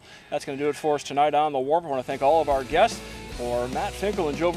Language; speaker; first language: English; native; English